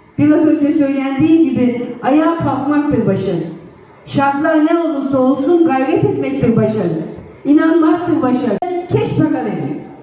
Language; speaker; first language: Turkish; native; Turkish